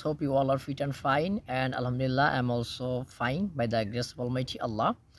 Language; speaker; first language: English; non-native, local second language; Bangla